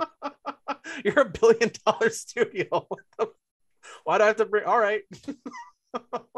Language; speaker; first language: English; native; English